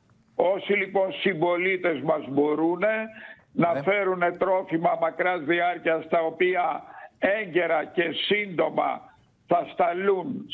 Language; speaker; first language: Greek; native; Greek